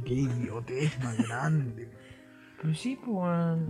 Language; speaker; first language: Spanish; native; Spanish